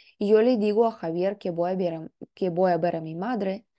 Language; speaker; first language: Spanish; non-native, fluent; Russian